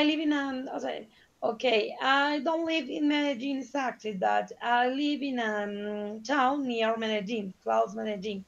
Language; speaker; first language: English; non-native, learner; Spanish